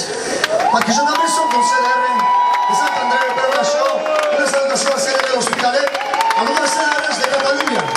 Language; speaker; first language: Catalan; non-native, local second language; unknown